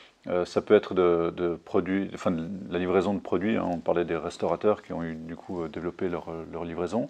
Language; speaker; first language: French; native; French